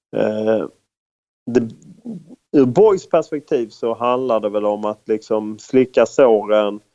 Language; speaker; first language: Swedish; native; Swedish